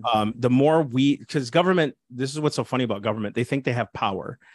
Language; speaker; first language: English; early bilingual, other home language; Spanish